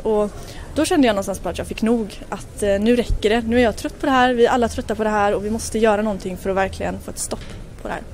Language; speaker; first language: Swedish; native; Swedish